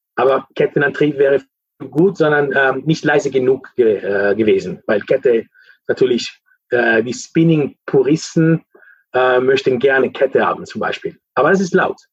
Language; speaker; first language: German; non-native, fluent; Italian